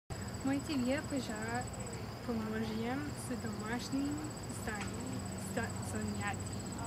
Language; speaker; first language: Russian; non-native, learner; English